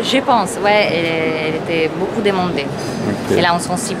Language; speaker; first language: French; non-native, fluent; Italian